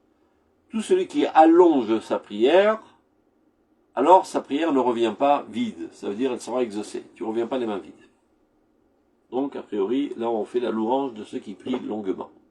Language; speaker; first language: French; native; French